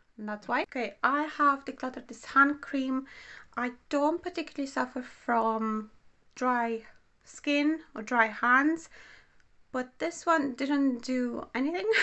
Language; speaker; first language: English; non-native, fluent; Romanian